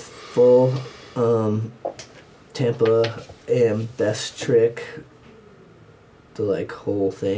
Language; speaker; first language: English; native; English